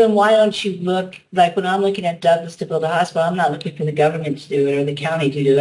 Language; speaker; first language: English; native; English